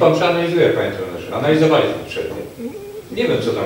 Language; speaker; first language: Polish; native; Polish